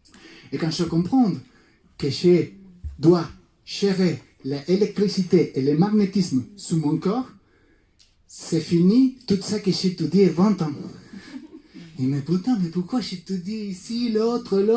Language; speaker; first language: French; non-native, fluent; Spanish